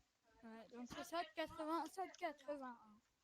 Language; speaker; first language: French; native; French